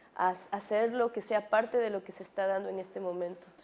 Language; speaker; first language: Spanish; native; Spanish